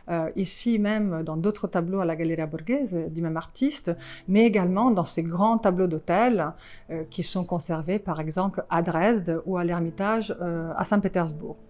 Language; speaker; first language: French; non-native, fluent; Italian